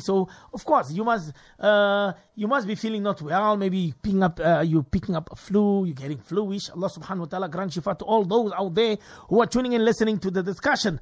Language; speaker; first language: English; native; English